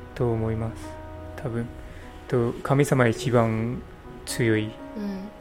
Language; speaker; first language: Japanese; non-native, learner; English